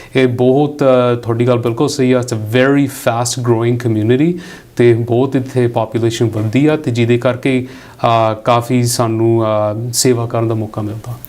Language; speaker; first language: Punjabi; early bilingual, heritage; Punjabi